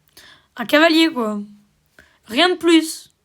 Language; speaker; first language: French; native; French